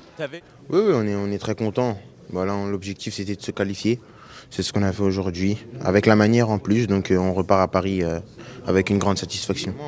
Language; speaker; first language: French; native; French